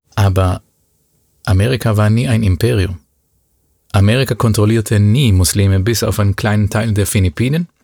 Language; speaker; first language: German; non-native, fluent; Hebrew